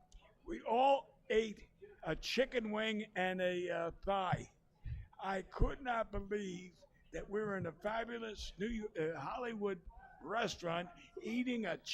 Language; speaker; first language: English; native; English